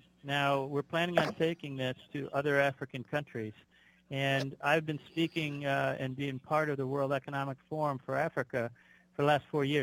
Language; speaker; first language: English; native; English